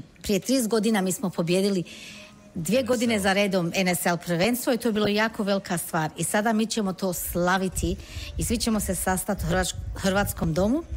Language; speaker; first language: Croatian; early bilingual, heritage; Croatian